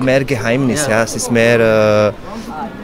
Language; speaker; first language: German; non-native, learner; Czech